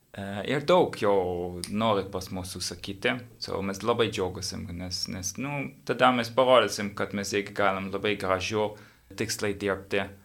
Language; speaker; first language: Lithuanian; non-native, learner; English